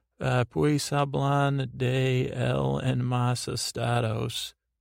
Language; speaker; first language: Spanish; non-native, learner; English